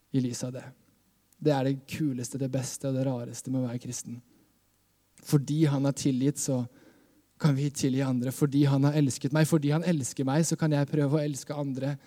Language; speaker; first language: Norwegian; native; Norwegian